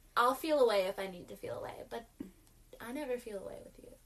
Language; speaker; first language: English; early bilingual, other home language; Yoruba